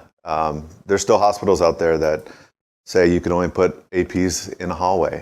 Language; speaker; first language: English; native; English